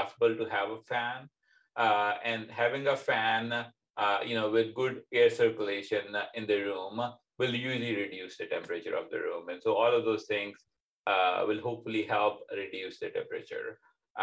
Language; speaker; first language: English; non-native, local second language; Urdu